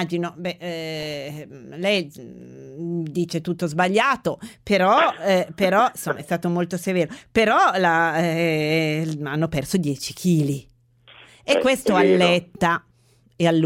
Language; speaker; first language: Italian; native; Italian